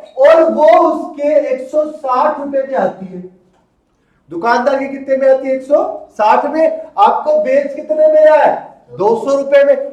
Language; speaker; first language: Hindi; native; Hindi